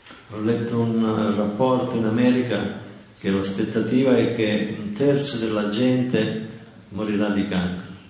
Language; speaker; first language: Italian; native; Italian